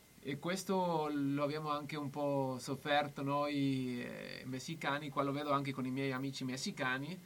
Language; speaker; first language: Italian; non-native, fluent; Spanish